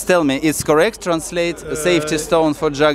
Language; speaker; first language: English; non-native, learner; Russian